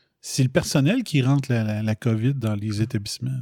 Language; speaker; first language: French; native; French